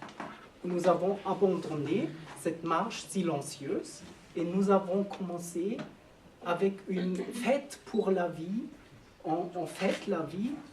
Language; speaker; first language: French; non-native, learner; German